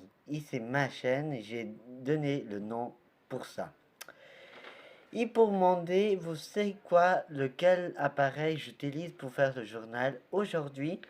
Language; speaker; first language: French; non-native, learner; Portuguese